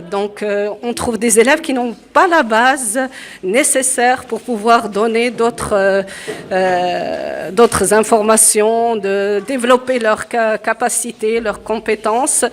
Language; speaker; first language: French; early bilingual, other home language; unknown